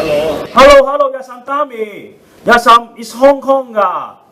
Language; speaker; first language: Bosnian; non-native, learner; Cantonese